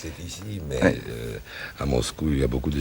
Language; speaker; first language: French; non-native, learner; Russian